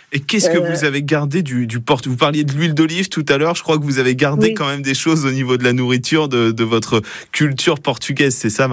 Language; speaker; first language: French; native; French